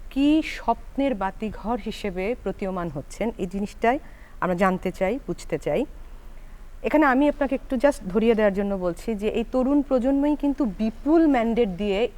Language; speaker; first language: Bangla; native; Bangla